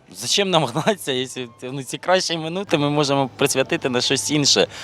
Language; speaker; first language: Ukrainian; native; Ukrainian